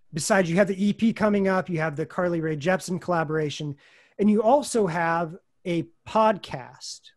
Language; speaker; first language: English; native; English